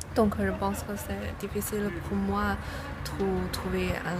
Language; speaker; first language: French; non-native, learner; Chinese